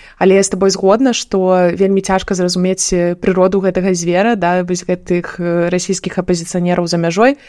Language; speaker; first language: Belarusian; non-native, local second language; Russian